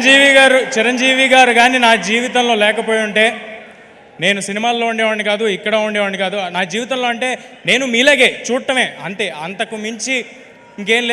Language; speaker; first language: Telugu; native; Telugu